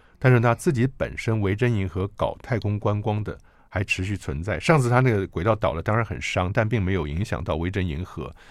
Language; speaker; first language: Chinese; native; Chinese